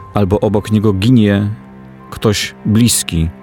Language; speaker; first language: Polish; native; Polish